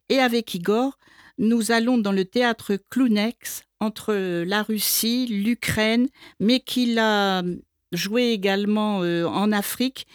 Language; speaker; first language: French; native; French